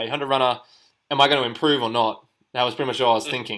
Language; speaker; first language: English; native; English